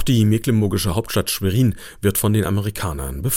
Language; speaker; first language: German; native; German